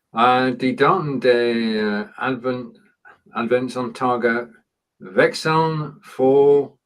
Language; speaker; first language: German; non-native, learner; English